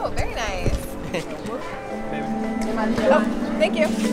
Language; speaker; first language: English; native; English